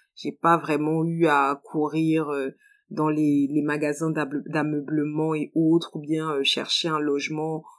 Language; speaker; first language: French; native; French